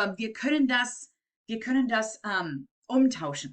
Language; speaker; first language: German; non-native, fluent; English